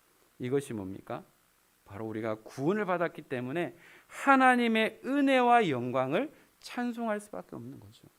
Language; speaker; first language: Korean; native; Korean